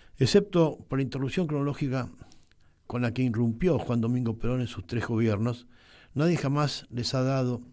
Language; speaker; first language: Spanish; native; Spanish